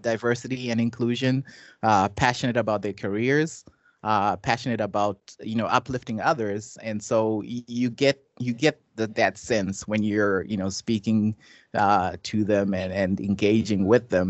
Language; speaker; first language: English; non-native, local second language; Shona